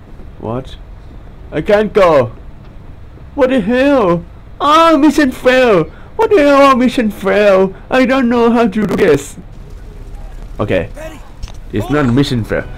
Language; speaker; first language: English; non-native, learner; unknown